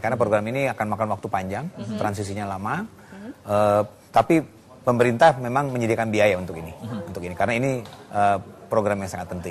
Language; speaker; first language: Indonesian; native; Indonesian